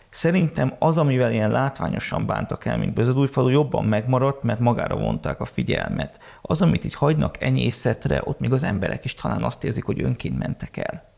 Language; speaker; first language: Hungarian; early bilingual, heritage; Hungarian